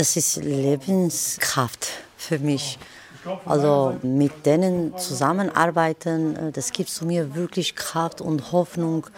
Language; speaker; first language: German; non-native, learner; Turkish